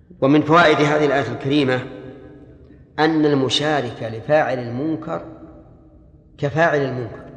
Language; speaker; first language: Arabic; native; Arabic